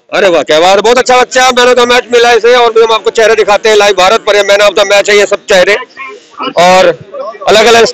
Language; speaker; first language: Hindi; non-native, local second language; Punjabi